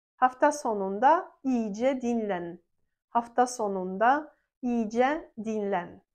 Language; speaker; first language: Turkish; non-native, fluent; Russian